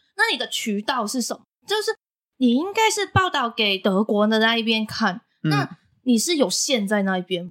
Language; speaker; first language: Chinese; non-native, local second language; Cantonese